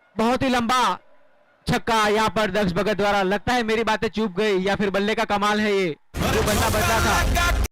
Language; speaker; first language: Hindi; non-native, local second language; Gujarati